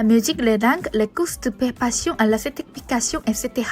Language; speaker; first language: French; non-native, learner; Korean